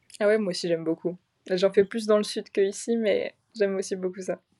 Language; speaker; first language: French; native; French